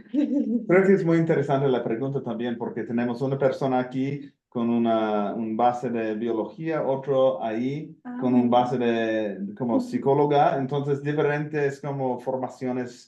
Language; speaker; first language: Spanish; non-native, fluent; English